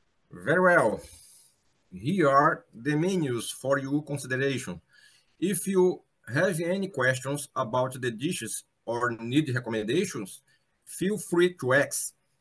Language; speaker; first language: English; non-native, learner; Portuguese